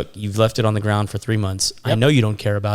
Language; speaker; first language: English; native; English